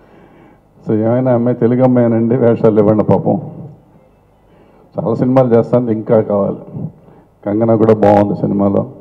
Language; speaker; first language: Telugu; native; Telugu